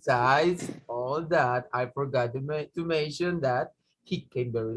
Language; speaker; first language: English; non-native, learner; Spanish